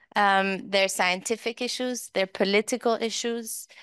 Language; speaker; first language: English; early bilingual, other home language; Persian